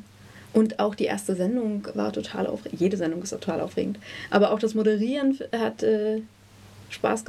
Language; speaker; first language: German; native; German